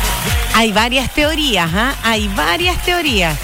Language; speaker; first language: Spanish; native; Spanish